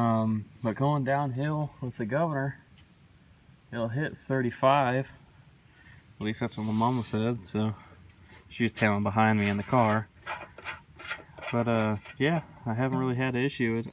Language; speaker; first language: English; native; English